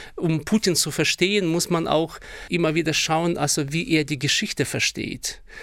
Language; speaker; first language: German; non-native, fluent; Ukrainian